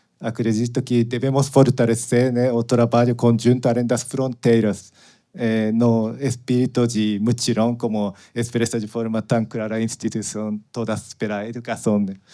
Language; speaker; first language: Portuguese; non-native, learner; Japanese